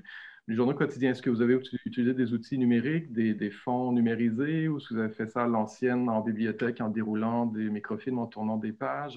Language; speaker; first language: French; native; French